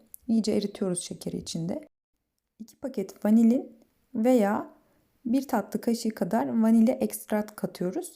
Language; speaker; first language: Turkish; native; Turkish